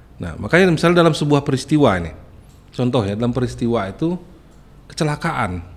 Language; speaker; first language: Indonesian; native; Indonesian